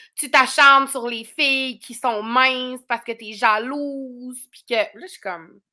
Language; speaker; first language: French; native; French